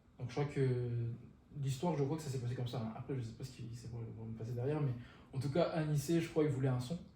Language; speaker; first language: French; non-native, local second language; Malagasy